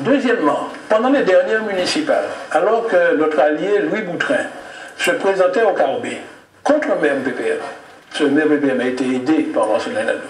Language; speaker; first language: French; native; French